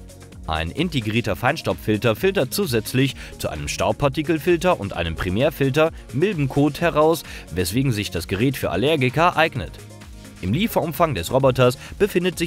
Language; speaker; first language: German; native; German